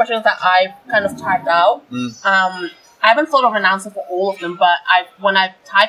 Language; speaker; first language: English; non-native, local second language; Cantonese